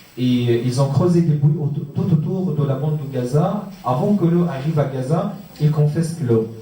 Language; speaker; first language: French; non-native, fluent; Arabic